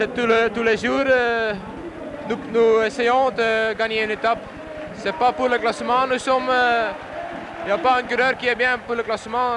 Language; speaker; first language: French; non-native, learner; Dutch